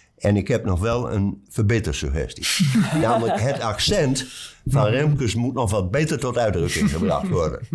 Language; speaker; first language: Dutch; native; Dutch